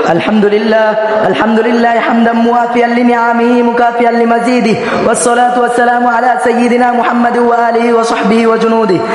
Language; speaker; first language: Arabic; non-native, learner; Bangla